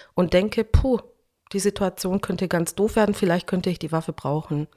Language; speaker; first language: German; early bilingual, other home language; Hungarian